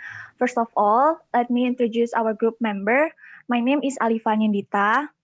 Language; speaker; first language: English; non-native, learner; Indonesian